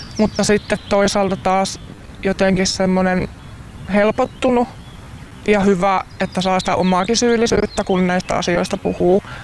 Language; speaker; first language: Finnish; native; Finnish